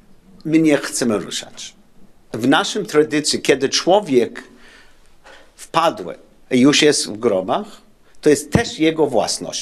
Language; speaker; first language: Polish; non-native, learner; English